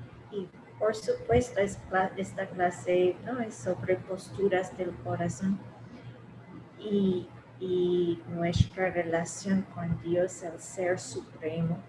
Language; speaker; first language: Spanish; early bilingual, heritage; English